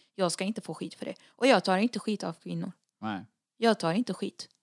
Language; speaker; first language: Swedish; early bilingual, other home language; Arabic